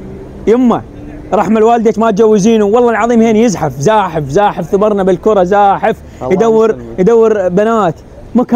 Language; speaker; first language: Arabic; native; Arabic